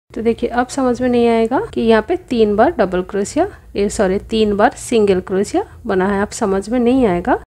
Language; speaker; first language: Hindi; non-native, local second language; Bangla